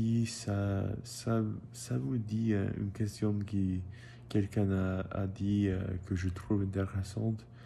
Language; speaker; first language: French; non-native, learner; English